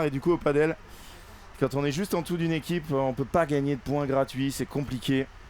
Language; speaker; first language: French; native; French